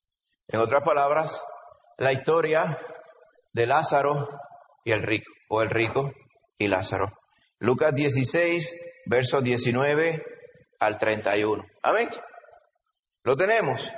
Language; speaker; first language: Spanish; native; Spanish